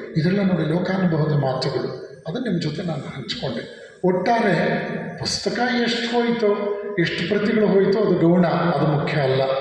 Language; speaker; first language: Kannada; non-native, local second language; Telugu